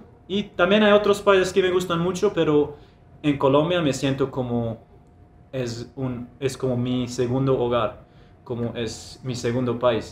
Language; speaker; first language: Spanish; non-native, fluent; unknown